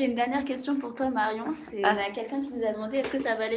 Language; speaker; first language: French; native; French